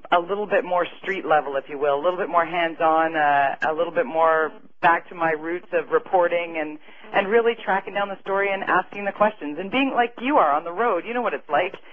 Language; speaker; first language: English; native; English